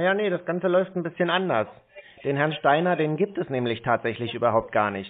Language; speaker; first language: German; native; German